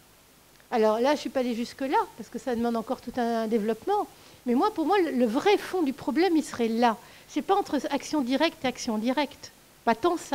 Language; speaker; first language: French; native; French